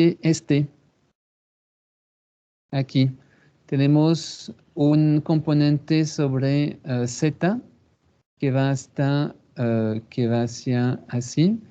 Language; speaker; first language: Spanish; non-native, fluent; French